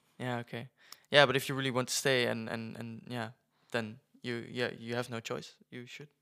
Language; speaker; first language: English; non-native, fluent; Dutch